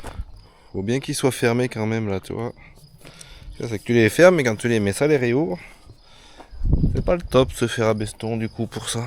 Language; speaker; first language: French; native; French